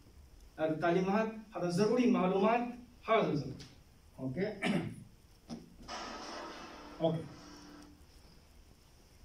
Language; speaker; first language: Arabic; non-native, learner; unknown